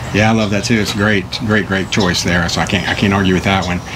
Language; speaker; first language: English; native; English